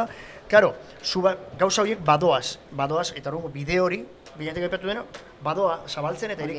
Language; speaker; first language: Basque; native; Basque